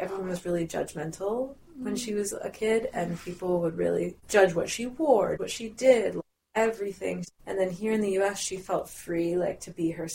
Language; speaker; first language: English; non-native, local second language; French